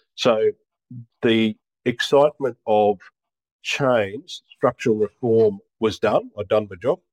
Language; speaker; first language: English; native; English